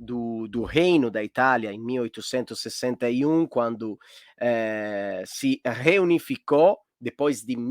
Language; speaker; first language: Portuguese; non-native, fluent; Italian